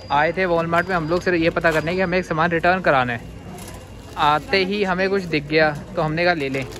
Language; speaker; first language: Hindi; non-native, local second language; Punjabi